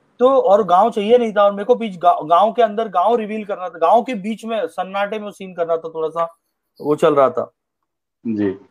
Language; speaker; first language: Hindi; native; Hindi